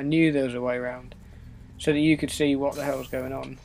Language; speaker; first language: English; native; English